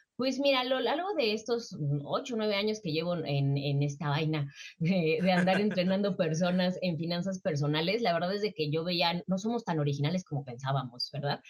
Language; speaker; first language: Spanish; native; Spanish